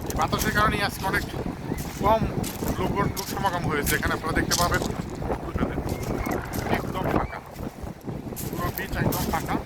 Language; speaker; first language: Bangla; native; Bangla